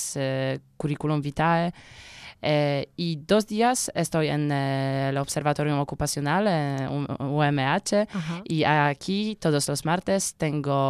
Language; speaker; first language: Spanish; non-native, learner; Polish